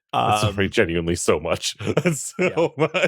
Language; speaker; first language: English; native; English